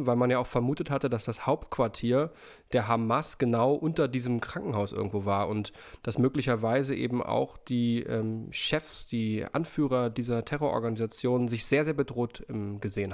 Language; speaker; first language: German; native; German